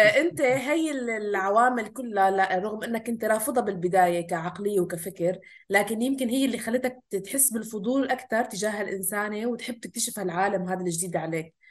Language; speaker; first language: Arabic; native; Arabic